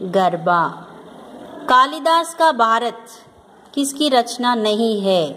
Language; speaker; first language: Hindi; non-native, local second language; Telugu